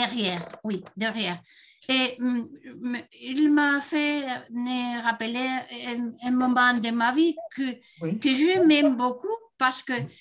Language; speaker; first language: French; non-native, fluent; Spanish